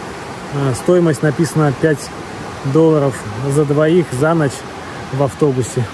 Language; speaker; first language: Russian; native; Russian